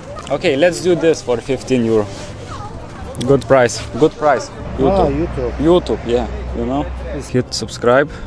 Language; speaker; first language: English; non-native, learner; Lithuanian